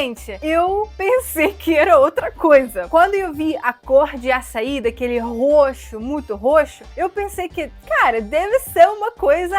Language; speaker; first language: Portuguese; non-native, fluent; Russian